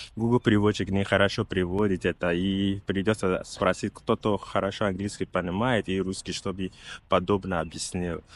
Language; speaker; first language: Russian; non-native, fluent; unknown